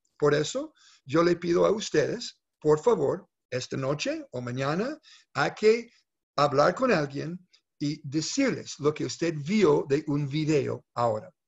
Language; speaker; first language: Spanish; non-native, fluent; English